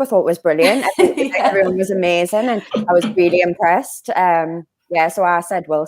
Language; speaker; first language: English; native; English